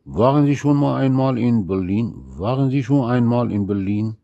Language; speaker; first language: German; non-native, fluent; Arabic